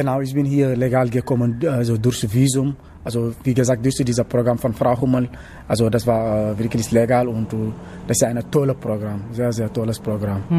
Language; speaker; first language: German; non-native, learner; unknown